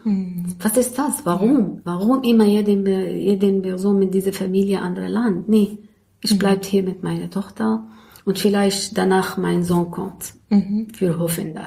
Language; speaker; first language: German; non-native, learner; Arabic